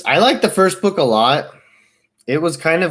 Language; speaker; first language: English; native; English